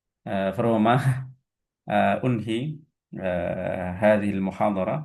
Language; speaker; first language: Arabic; non-native, fluent; Indonesian